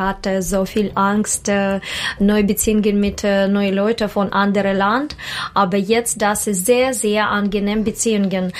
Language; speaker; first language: German; non-native, learner; Russian